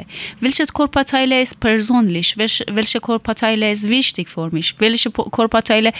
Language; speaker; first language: German; non-native, learner; Persian